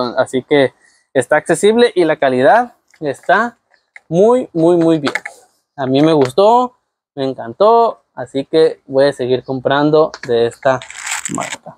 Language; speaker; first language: Spanish; native; Spanish